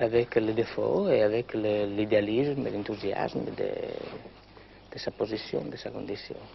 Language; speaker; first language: French; non-native, local second language; Italian